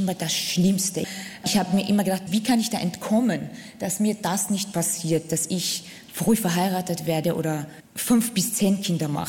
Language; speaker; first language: German; non-native, fluent; Arabic